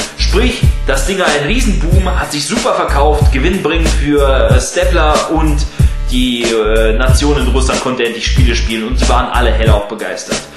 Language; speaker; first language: German; early bilingual, other home language; Russian